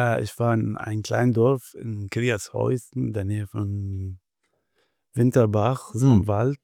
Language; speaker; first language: German; non-native, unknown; Arabic